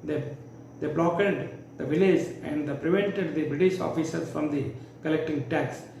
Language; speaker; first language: English; non-native, local second language; Kannada